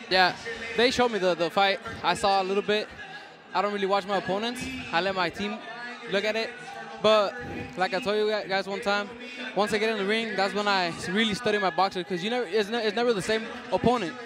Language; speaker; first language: English; early bilingual, other home language; Spanish